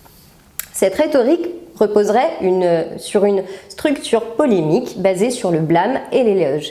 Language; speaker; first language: French; native; French